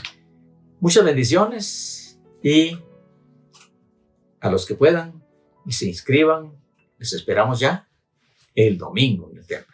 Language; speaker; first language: Spanish; native; Spanish